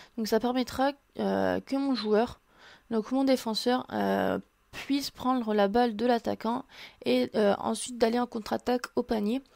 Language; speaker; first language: French; native; French